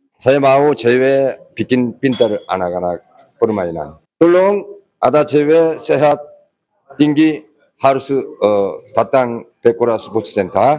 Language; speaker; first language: Indonesian; non-native, learner; Korean